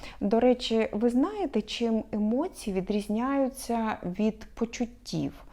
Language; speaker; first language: Ukrainian; non-native, local second language; Russian